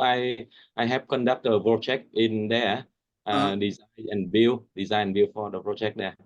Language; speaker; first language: English; non-native, learner; Vietnamese